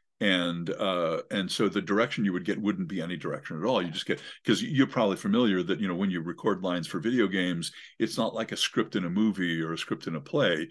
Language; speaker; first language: English; native; English